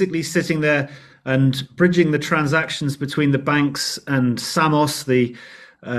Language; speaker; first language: English; native; English